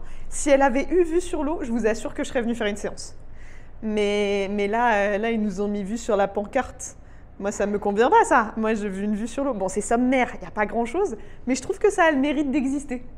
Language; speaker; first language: French; native; French